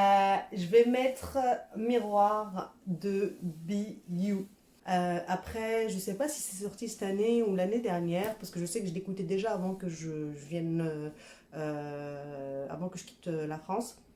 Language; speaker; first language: French; native; French